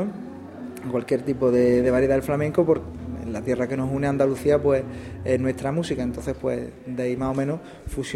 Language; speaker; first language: Spanish; native; Spanish